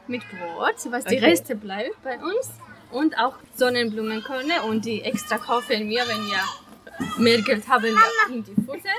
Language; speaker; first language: German; non-native, learner; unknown